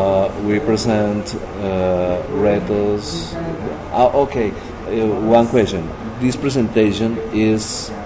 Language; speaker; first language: English; non-native, learner; Spanish